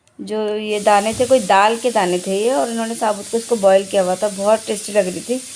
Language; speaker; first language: Hindi; native; Hindi